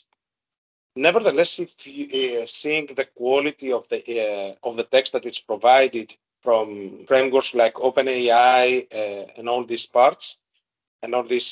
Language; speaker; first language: English; non-native, fluent; Greek